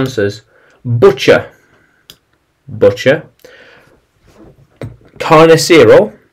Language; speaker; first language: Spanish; non-native, learner; English